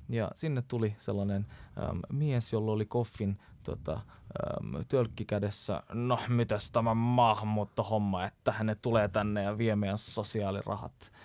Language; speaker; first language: Finnish; early bilingual, other home language; Turkish